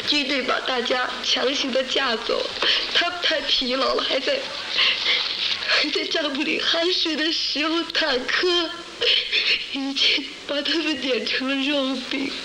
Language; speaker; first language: Chinese; native; Chinese